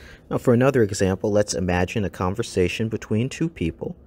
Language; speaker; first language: English; native; English